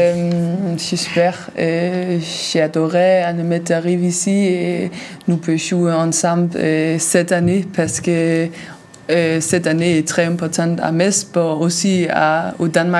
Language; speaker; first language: French; non-native, learner; Danish